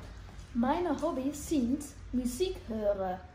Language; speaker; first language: German; non-native, learner; Dutch